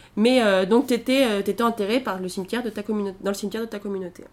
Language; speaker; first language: French; native; French